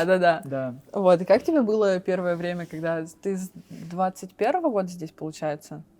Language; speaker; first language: Russian; native; Russian